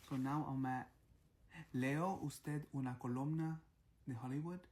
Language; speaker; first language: Spanish; early bilingual, heritage; English